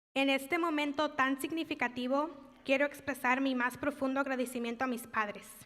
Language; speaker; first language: Spanish; early bilingual, heritage; Spanish